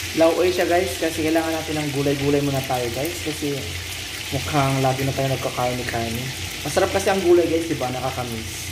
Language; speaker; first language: Filipino; non-native, local second language; Cebuano